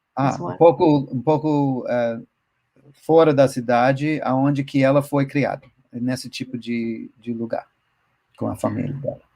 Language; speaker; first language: Portuguese; non-native, fluent; English